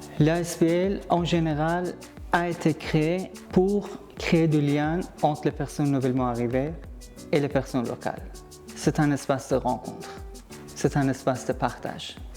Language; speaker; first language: French; non-native, fluent; Persian